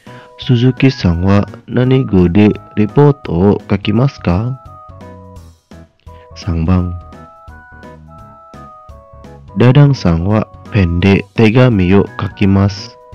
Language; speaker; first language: Japanese; non-native, fluent; Indonesian